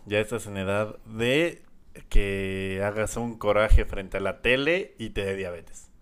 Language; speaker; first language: Spanish; native; Spanish